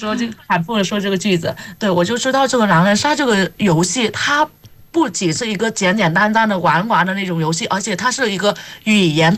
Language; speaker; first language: Chinese; non-native, fluent; Vietnamese